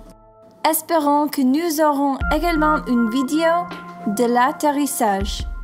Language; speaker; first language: French; non-native, learner; English